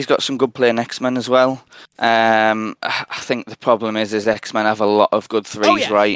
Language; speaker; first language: English; native; English